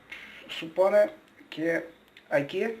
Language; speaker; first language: Spanish; non-native, learner; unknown